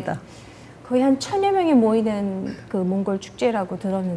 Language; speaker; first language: Korean; native; Korean